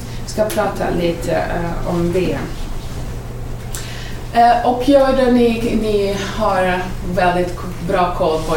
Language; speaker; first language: Swedish; non-native, fluent; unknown